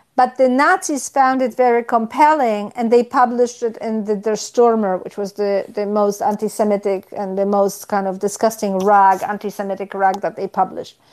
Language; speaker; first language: English; non-native, fluent; Polish